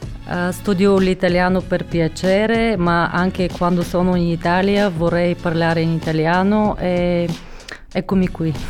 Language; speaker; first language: Italian; non-native, learner; Bulgarian